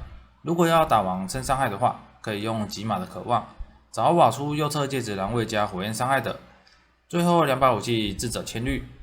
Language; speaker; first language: Chinese; native; Chinese